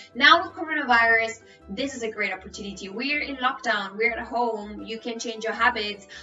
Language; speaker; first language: English; non-native, fluent; Spanish